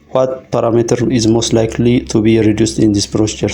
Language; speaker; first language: English; non-native, local second language; Amharic